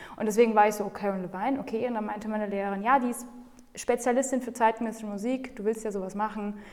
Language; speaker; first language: German; native; German